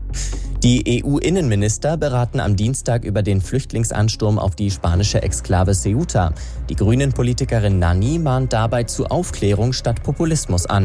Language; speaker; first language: German; native; German